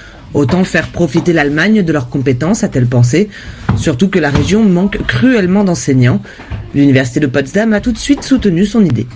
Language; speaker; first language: French; native; French